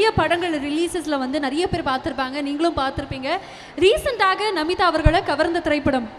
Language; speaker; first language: Tamil; native; Tamil